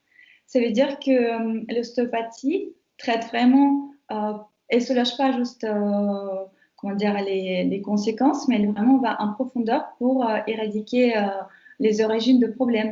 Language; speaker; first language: French; non-native, fluent; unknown